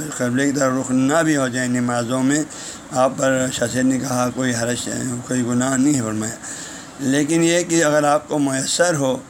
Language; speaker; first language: Urdu; non-native, local second language; Balti